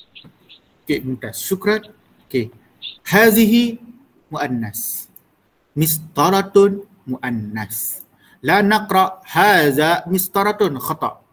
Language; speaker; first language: Arabic; non-native, fluent; Malay